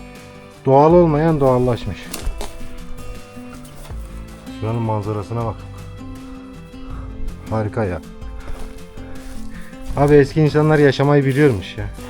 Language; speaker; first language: Turkish; native; Turkish